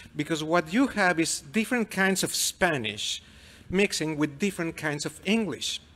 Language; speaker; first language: English; non-native, fluent; Spanish